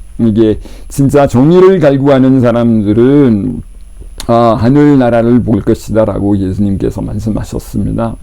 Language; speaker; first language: Korean; non-native, fluent; French